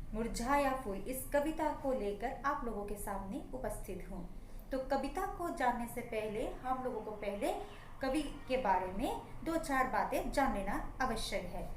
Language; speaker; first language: Hindi; non-native, local second language; Assamese